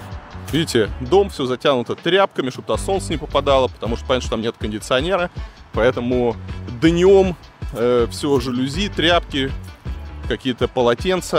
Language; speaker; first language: Russian; native; Russian